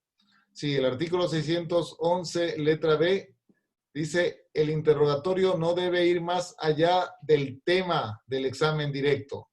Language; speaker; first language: Spanish; native; Spanish